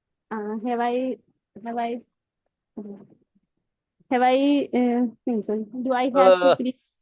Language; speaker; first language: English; non-native, learner; Hindi